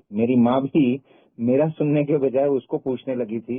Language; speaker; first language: Hindi; native; Hindi